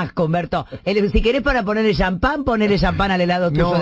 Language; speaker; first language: Spanish; native; Spanish